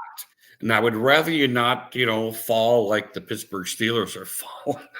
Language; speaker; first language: English; native; English